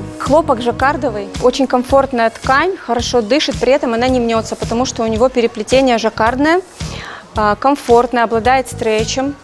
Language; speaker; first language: Russian; native; Russian